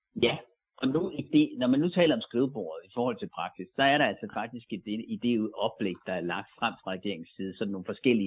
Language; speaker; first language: Danish; native; Danish